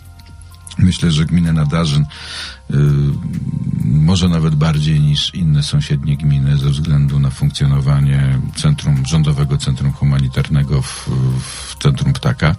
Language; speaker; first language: Polish; native; Polish